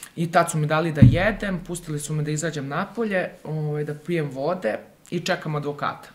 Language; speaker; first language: Serbian; native; Serbian